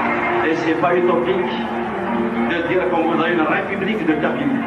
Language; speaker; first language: French; non-native, local second language; Kabyle